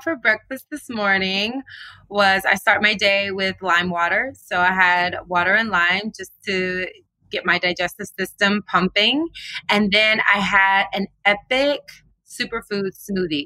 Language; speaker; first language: English; native; English